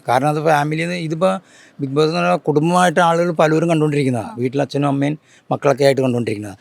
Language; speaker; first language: Malayalam; native; Malayalam